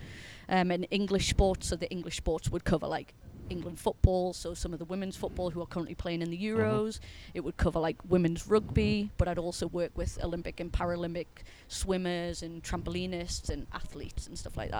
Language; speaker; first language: English; native; English